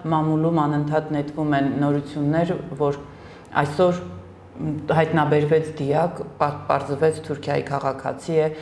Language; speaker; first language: Armenian; native; Armenian